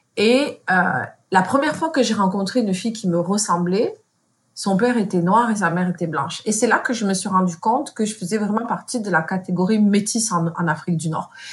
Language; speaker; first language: French; native; French